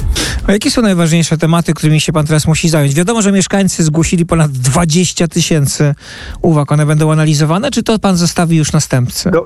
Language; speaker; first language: Polish; native; Polish